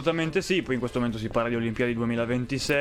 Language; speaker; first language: Italian; native; Italian